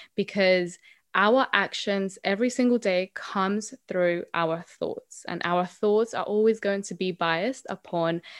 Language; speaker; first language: English; non-native, fluent; Spanish